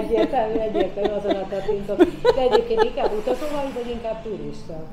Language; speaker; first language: Hungarian; native; Hungarian